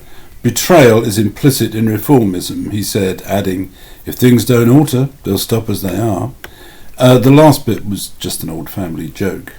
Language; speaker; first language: English; native; English